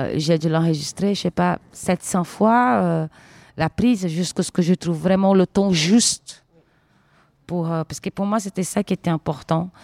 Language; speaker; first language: French; non-native, fluent; Portuguese